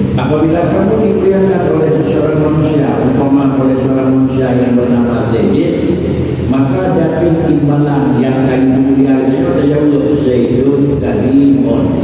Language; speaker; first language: Malay; non-native, local second language; Achinese